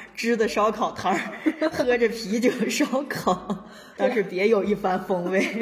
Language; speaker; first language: Chinese; native; Chinese